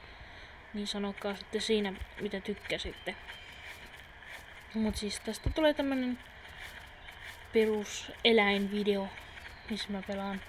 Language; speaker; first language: Finnish; native; Finnish